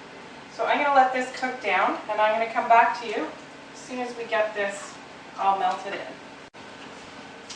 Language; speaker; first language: English; native; English